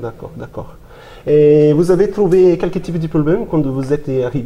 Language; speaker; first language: French; non-native, learner; Portuguese